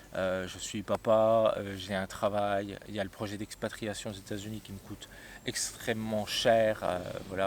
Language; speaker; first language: French; native; French